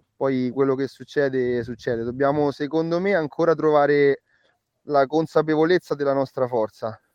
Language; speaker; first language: Italian; native; Italian